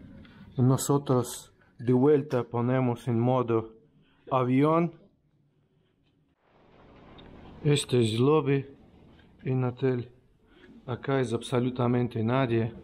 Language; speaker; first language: Spanish; non-native, fluent; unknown